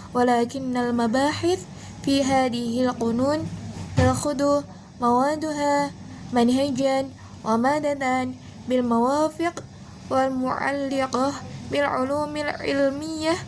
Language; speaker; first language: Arabic; non-native, learner; Indonesian